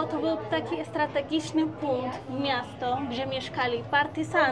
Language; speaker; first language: Polish; non-native, learner; Spanish